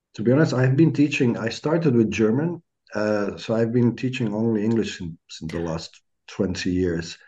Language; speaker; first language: English; non-native, fluent; Croatian